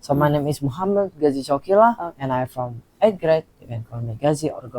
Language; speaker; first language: English; non-native, learner; Indonesian